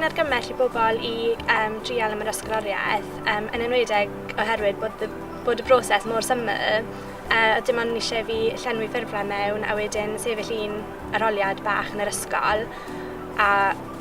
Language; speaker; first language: Welsh; native; Welsh